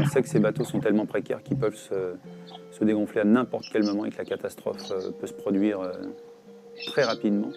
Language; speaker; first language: French; native; French